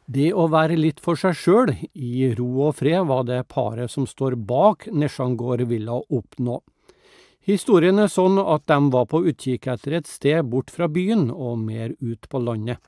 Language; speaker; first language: Norwegian; native; Norwegian